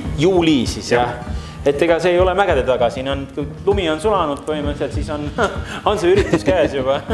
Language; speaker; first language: Estonian; native; Estonian